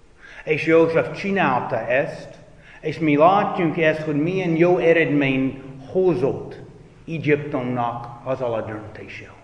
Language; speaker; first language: Hungarian; non-native, fluent; English